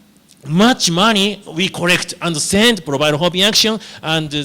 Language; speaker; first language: English; non-native, learner; Japanese